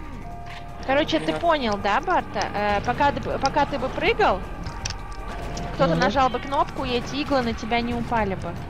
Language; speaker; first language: Russian; native; Russian